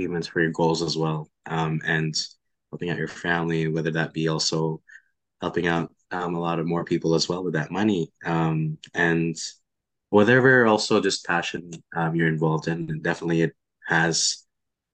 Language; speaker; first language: English; non-native, local second language; Filipino